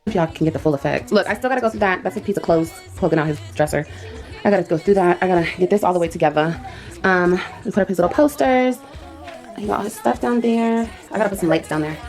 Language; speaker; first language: English; native; English